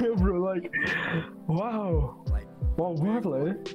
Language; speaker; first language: English; non-native, fluent; Indonesian